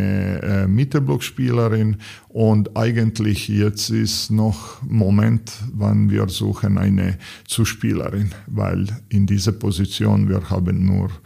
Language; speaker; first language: German; non-native, learner; Serbian